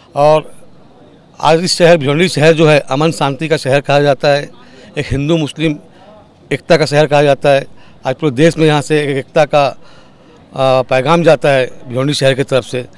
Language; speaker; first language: Hindi; non-native, local second language; Urdu